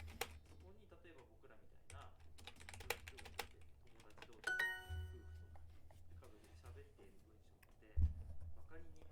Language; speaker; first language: Japanese; native; Japanese